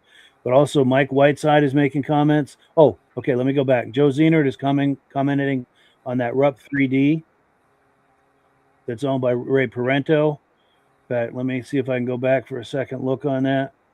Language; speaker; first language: English; native; English